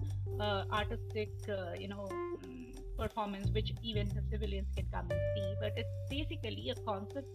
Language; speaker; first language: English; non-native, local second language; Bangla